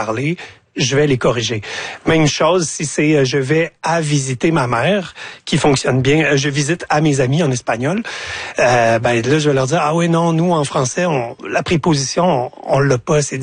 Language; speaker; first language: French; native; French